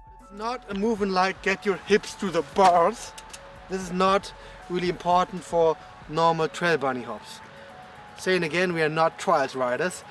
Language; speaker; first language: English; non-native, fluent; German